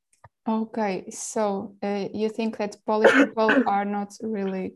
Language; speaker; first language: English; non-native, local second language; Portuguese